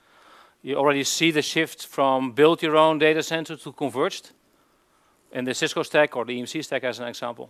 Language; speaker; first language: English; non-native, fluent; Dutch